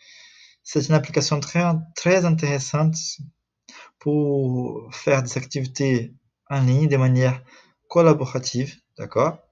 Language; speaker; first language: French; non-native, fluent; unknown